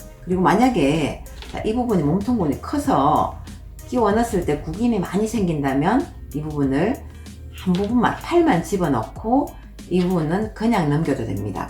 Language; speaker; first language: Korean; native; Korean